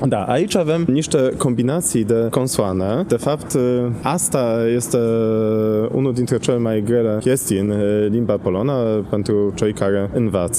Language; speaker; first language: Romanian; non-native, fluent; Polish